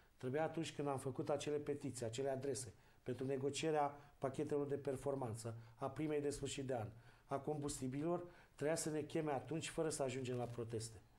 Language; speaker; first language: Romanian; native; Romanian